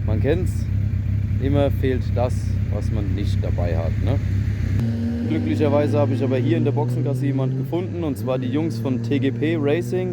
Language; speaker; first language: German; native; German